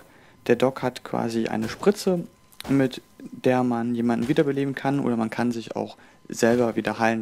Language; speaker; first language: German; native; German